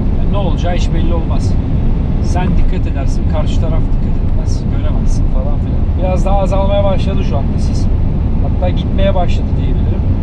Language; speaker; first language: Turkish; native; Turkish